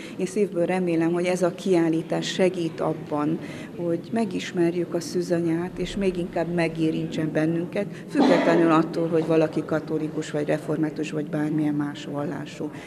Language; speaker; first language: Hungarian; native; Hungarian